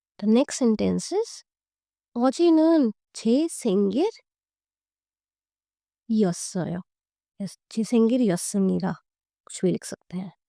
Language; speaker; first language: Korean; non-native, fluent; Hindi